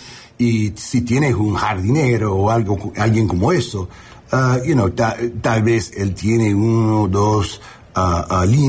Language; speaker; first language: Spanish; non-native, learner; English